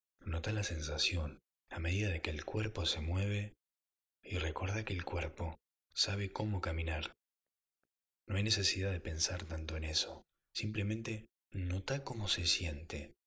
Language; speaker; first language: Spanish; native; Spanish